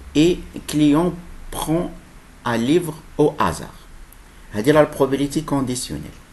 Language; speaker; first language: French; non-native, local second language; Arabic